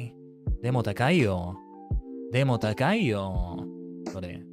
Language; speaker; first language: Japanese; non-native, learner; English